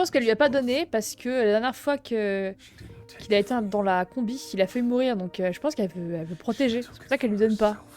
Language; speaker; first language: French; native; French